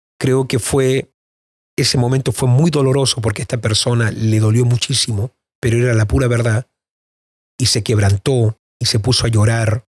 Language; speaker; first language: Spanish; native; Spanish